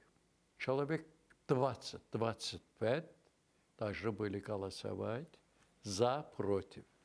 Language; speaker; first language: Russian; non-native, local second language; Azerbaijani